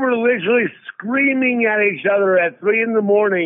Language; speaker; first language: English; native; English